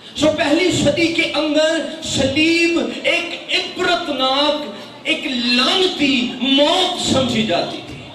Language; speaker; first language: Urdu; non-native, local second language; Punjabi